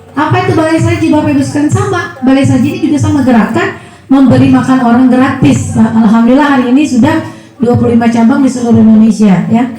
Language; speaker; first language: Indonesian; native; Indonesian